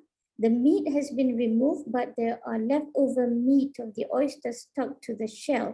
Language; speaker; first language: English; non-native, local second language; Malay